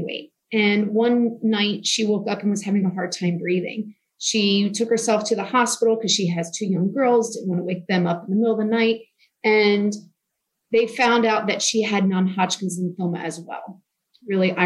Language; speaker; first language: English; native; English